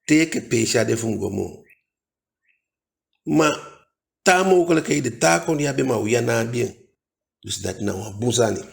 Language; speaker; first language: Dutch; non-native, local second language; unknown